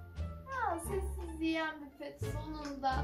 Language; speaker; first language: Turkish; native; Turkish